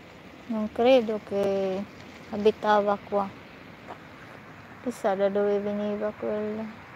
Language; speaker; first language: Italian; non-native, fluent; Filipino